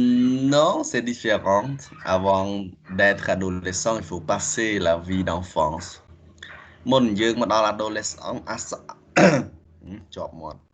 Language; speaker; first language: French; non-native, fluent; Khmer